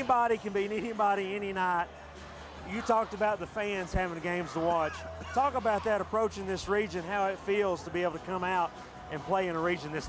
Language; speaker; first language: English; native; English